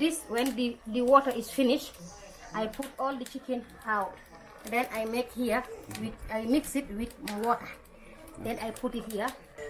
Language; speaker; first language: English; non-native, learner; Wolof